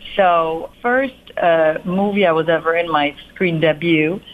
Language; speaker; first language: English; non-native, fluent; Polish